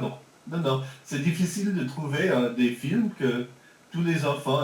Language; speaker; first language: French; early bilingual, heritage; French